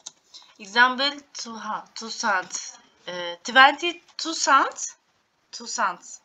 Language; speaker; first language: English; non-native, learner; Turkish